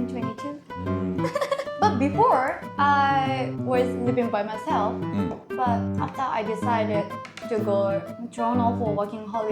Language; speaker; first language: English; non-native, fluent; Japanese